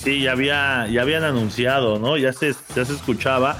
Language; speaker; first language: Spanish; native; Spanish